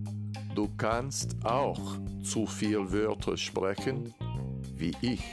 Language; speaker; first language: German; non-native, learner; Spanish